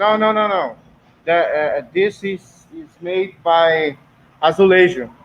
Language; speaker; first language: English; non-native, learner; Portuguese